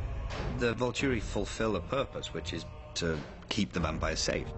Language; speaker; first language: English; native; English